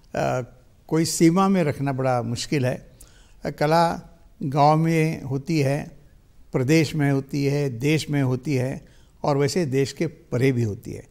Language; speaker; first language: Hindi; non-native, local second language; Marathi